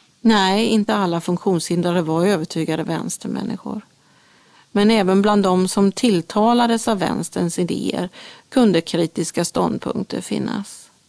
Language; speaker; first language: Swedish; native; Swedish